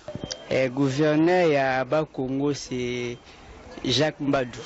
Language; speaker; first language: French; non-native, local second language; Lingala